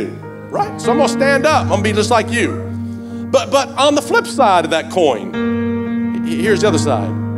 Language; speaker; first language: English; native; English